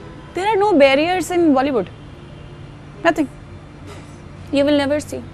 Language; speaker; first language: English; non-native, local second language; Hindi